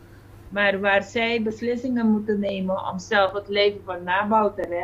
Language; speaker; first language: Dutch; non-native, fluent; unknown